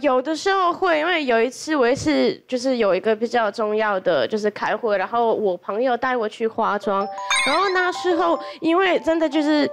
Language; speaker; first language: Chinese; non-native, fluent; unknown